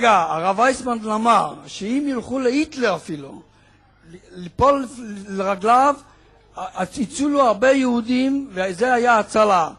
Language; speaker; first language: Hebrew; non-native, fluent; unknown